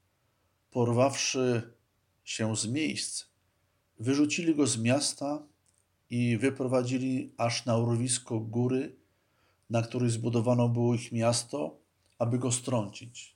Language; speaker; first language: Polish; native; Polish